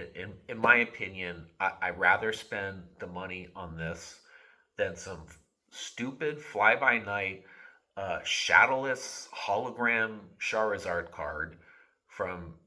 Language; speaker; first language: English; native; English